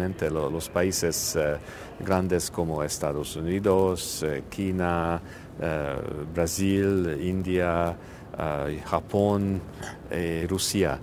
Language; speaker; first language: Spanish; non-native, fluent; Hungarian